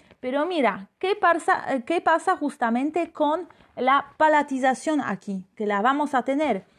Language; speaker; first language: Spanish; non-native, fluent; Polish